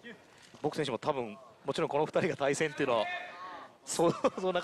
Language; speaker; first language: Japanese; native; Japanese